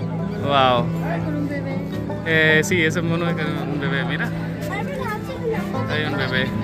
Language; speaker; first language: Spanish; non-native, learner; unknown